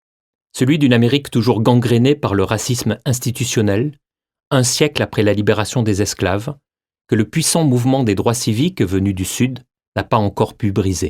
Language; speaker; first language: French; native; French